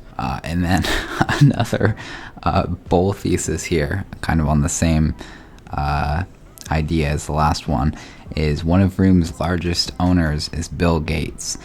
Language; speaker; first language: English; native; English